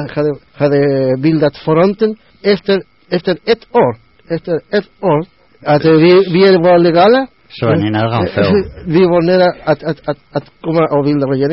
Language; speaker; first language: Swedish; non-native, learner; Spanish